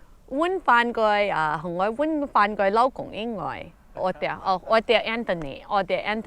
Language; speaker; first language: Cantonese; early bilingual, heritage; Cantonese